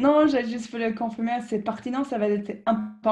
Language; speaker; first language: French; non-native, fluent; English